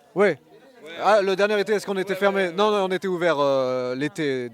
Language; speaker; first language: French; native; French